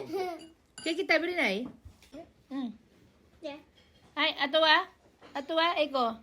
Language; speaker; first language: Japanese; non-native, learner; Filipino